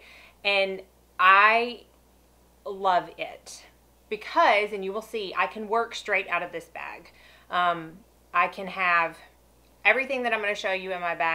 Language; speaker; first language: English; native; English